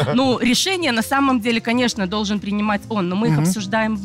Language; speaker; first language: Russian; native; Russian